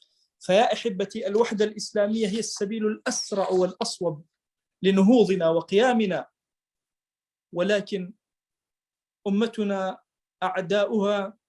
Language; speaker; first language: Arabic; non-native, local second language; Kurdish